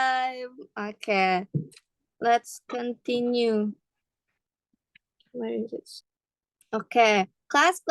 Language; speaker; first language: English; non-native, fluent; Indonesian